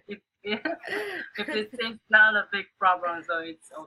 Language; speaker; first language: English; non-native, fluent; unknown